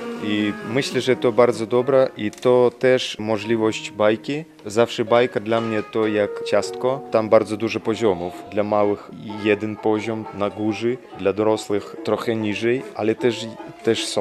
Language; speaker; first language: Polish; non-native, learner; Russian